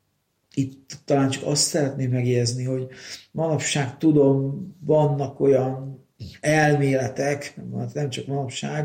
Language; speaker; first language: Hungarian; native; Hungarian